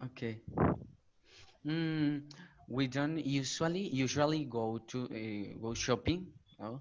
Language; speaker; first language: English; non-native, learner; Spanish